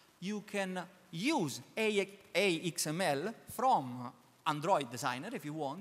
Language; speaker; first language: English; non-native, learner; Italian